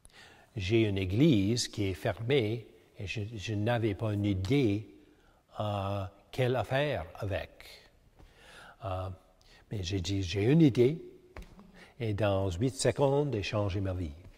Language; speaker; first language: French; early bilingual, heritage; English